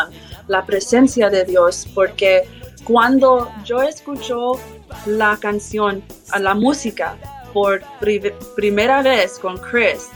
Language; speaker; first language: Spanish; early bilingual, heritage; English